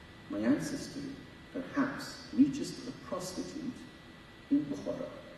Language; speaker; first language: English; non-native, fluent; Persian